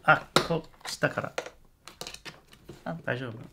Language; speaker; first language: Japanese; non-native, learner; English